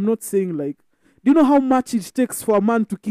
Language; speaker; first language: English; non-native, local second language; Swahili